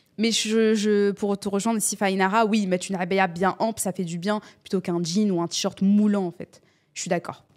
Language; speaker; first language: French; native; French